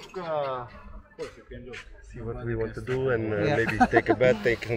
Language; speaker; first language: English; non-native, fluent; Dutch